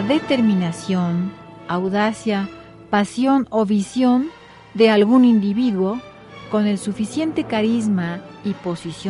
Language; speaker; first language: Spanish; native; Spanish